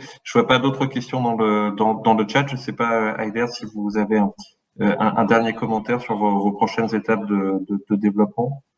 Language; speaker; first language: French; native; French